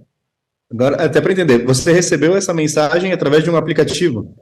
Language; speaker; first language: Portuguese; native; Portuguese